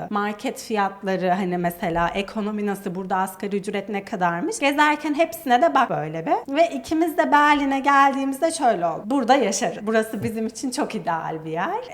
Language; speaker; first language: Turkish; native; Turkish